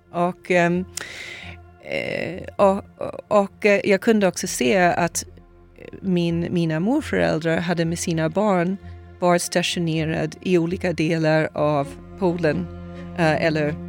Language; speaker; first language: Swedish; non-native, fluent; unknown